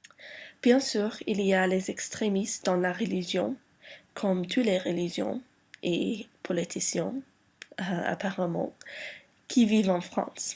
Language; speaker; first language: French; non-native, learner; English